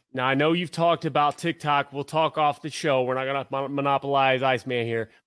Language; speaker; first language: English; native; English